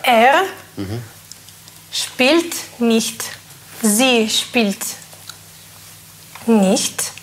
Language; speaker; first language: German; non-native, learner; Russian